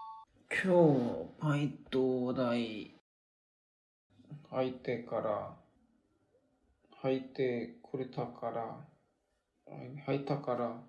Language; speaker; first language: Japanese; non-native, learner; Korean